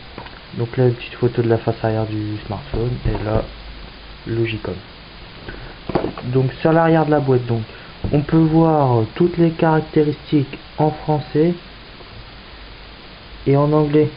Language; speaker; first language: French; native; French